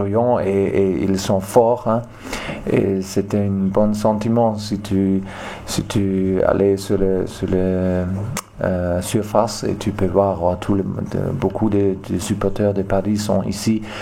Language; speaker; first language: French; non-native, learner; German